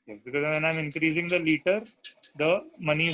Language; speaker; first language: English; non-native, local second language; Hindi